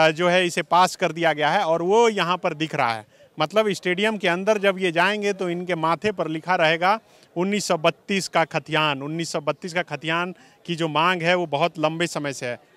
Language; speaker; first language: Hindi; native; Hindi